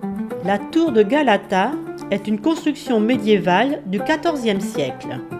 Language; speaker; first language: French; native; French